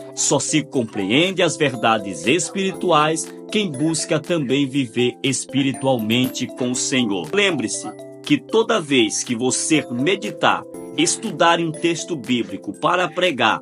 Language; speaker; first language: Portuguese; native; Portuguese